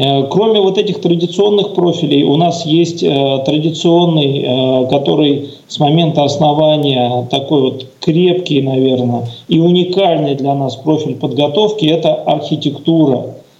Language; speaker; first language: Russian; native; Russian